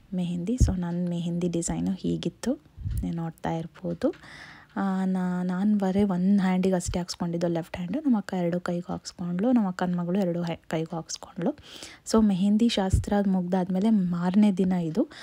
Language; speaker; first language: Kannada; native; Kannada